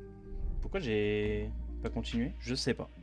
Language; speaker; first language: French; native; French